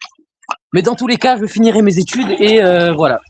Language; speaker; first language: French; native; French